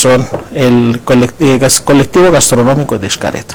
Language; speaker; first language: Spanish; non-native, fluent; Greek